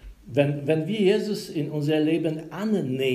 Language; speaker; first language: German; non-native, learner; Polish